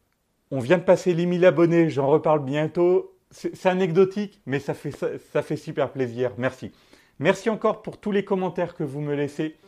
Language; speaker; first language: French; native; French